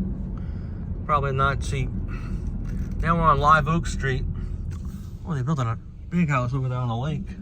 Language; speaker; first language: English; native; English